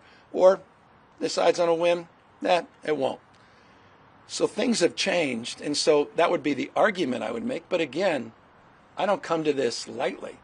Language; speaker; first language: English; native; English